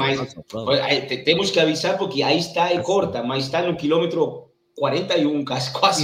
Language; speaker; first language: Portuguese; non-native, learner; Spanish